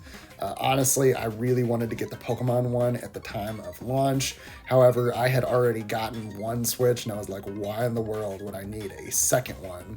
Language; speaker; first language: English; native; English